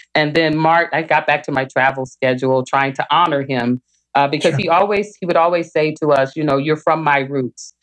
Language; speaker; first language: English; native; English